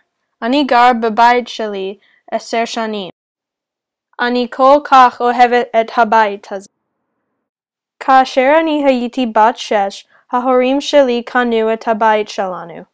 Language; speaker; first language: Hebrew; non-native, learner; English